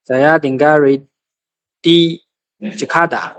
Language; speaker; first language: Indonesian; non-native, learner; Chinese